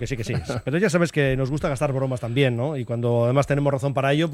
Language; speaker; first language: Spanish; native; Spanish